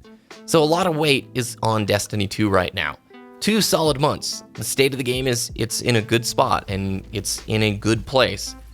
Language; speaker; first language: English; native; English